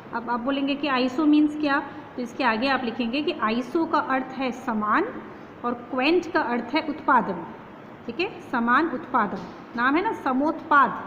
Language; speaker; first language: Hindi; native; Hindi